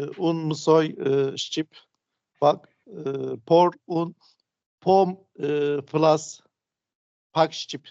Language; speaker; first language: Albanian; non-native, learner; Turkish